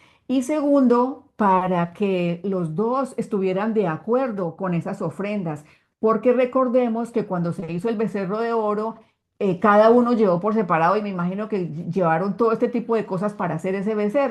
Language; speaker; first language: Spanish; native; Spanish